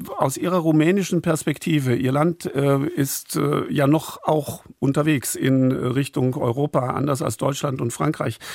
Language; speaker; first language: German; native; German